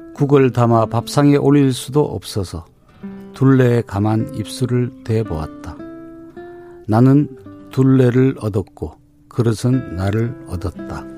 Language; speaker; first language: Korean; native; Korean